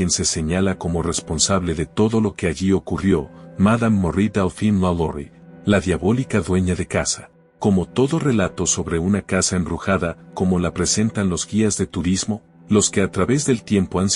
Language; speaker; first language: Spanish; native; Spanish